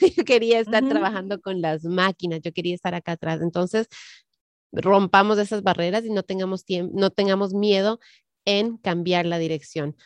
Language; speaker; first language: Spanish; native; Spanish